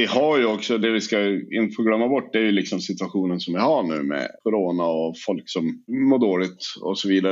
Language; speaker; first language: Swedish; native; Swedish